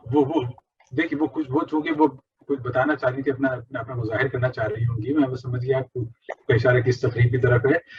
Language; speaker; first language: Urdu; native; Urdu